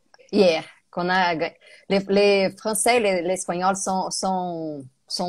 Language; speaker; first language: French; non-native, learner; Portuguese